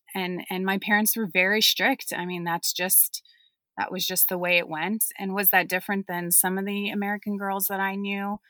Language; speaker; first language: English; early bilingual, other home language; German